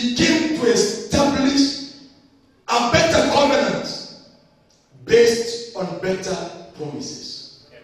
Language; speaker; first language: English; non-native, local second language; Swahili